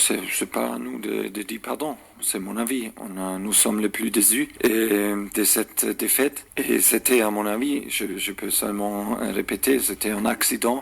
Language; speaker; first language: French; non-native, learner; German